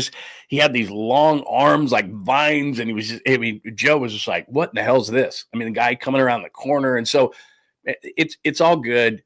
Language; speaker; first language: English; native; English